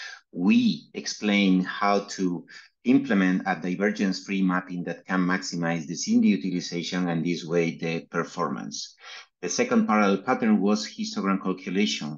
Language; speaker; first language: English; non-native, fluent; Spanish